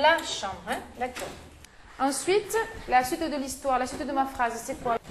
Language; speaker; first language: French; native; French